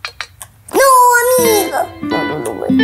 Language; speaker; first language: Spanish; native; Spanish